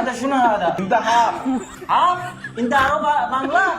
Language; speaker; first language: Arabic; non-native, learner; Bangla